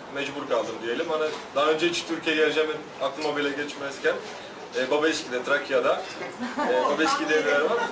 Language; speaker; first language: Turkish; non-native, fluent; Slovak